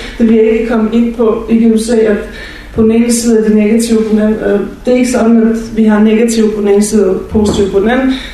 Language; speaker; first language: Danish; non-native, fluent; Bulgarian